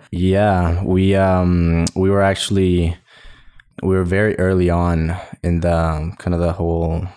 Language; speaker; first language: English; early bilingual, other home language; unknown